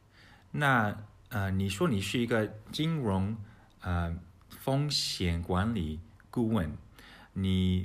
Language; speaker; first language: Chinese; early bilingual, heritage; English